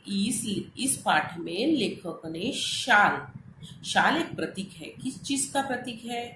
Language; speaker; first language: Hindi; non-native, local second language; Marathi